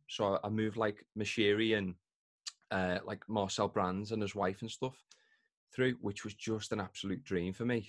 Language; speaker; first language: English; native; English